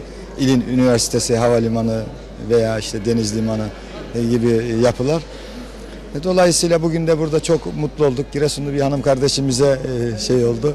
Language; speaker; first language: Turkish; native; Turkish